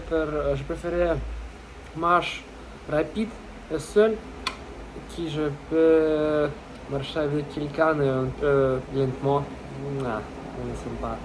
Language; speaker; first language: French; non-native, learner; Russian